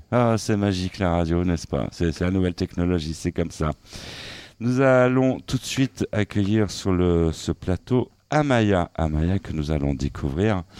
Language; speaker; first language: French; native; French